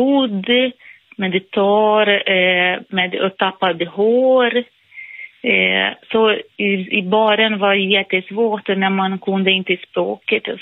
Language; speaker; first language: Swedish; non-native, fluent; Portuguese